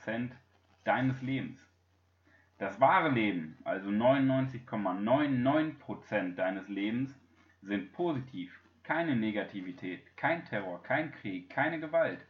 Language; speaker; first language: German; native; German